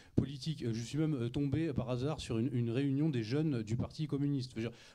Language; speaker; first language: French; native; French